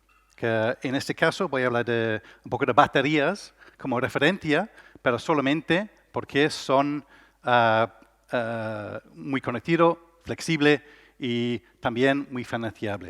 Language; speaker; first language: Spanish; non-native, learner; English